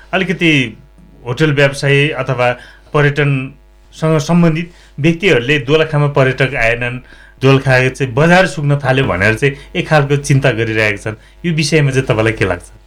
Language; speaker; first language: Nepali; native; Nepali